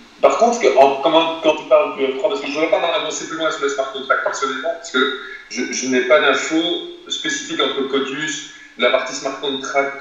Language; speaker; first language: French; native; French